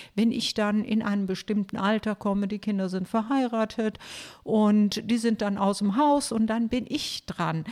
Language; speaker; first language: German; non-native, fluent; Turkish